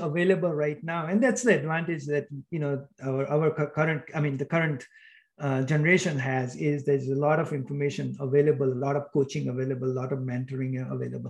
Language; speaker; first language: English; non-native, local second language; Gujarati